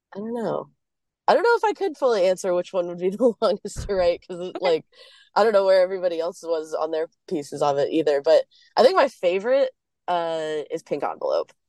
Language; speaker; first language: English; native; English